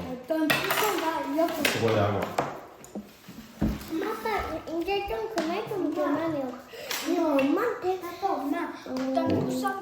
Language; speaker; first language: Korean; early bilingual, heritage; French